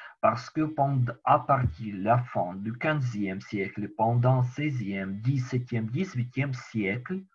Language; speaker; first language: French; non-native, learner; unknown